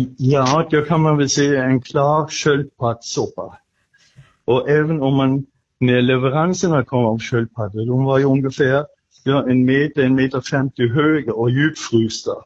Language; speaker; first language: Swedish; non-native, fluent; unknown